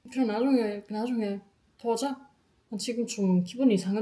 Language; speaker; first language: Korean; non-native, fluent; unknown